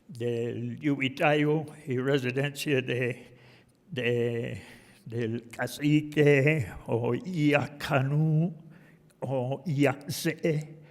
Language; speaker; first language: Spanish; non-native, fluent; English